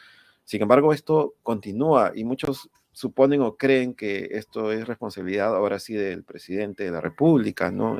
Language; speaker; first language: Spanish; native; Spanish